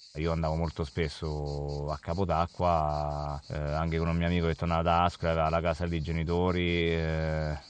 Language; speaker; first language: Italian; native; Italian